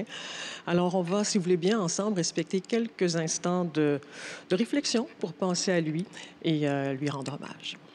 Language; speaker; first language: French; native; French